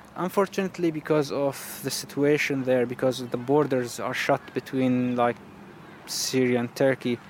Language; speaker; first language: English; non-native, fluent; Arabic